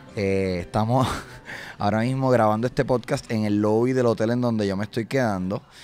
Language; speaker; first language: Spanish; native; Spanish